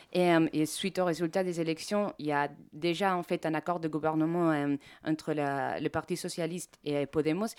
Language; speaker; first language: French; non-native, fluent; Spanish